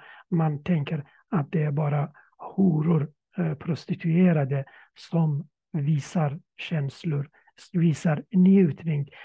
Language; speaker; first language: Swedish; non-native, fluent; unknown